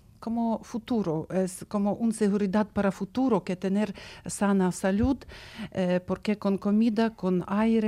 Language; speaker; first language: Spanish; non-native, learner; Ukrainian